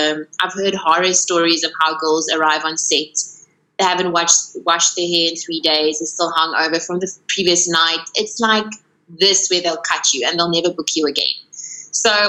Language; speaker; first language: English; non-native, local second language; Afrikaans